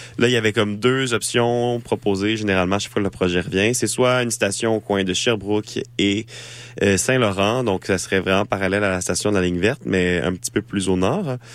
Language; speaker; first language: French; native; French